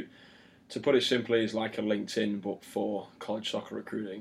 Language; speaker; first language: English; native; English